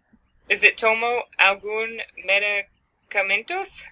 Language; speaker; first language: Spanish; non-native, learner; English